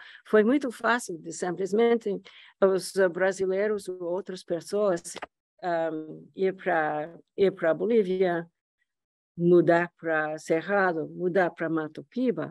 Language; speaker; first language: Portuguese; non-native, fluent; English